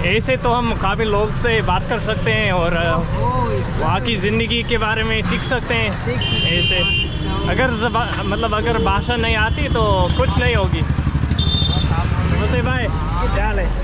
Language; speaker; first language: Hindi; non-native, learner; English